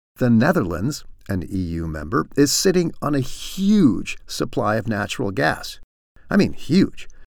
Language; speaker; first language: English; native; English